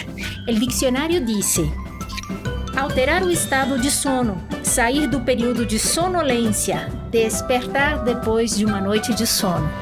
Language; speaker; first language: Portuguese; non-native, fluent; Spanish